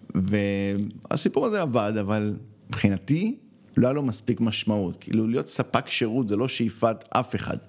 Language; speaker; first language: Hebrew; early bilingual, other home language; Spanish